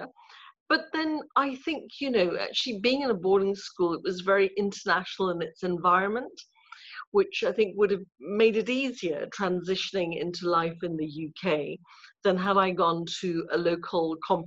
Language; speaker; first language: English; native; English